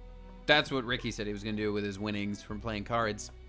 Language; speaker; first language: English; native; English